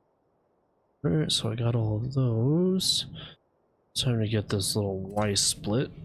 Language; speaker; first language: English; native; English